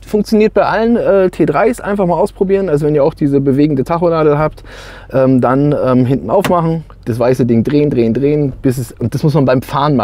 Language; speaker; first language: German; native; German